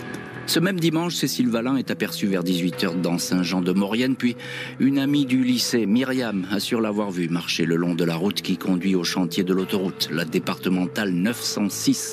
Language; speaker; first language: French; native; French